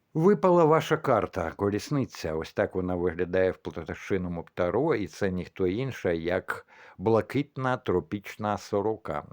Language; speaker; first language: Ukrainian; non-native, local second language; Russian